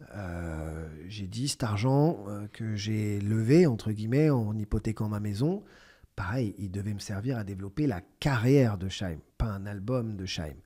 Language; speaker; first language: French; native; French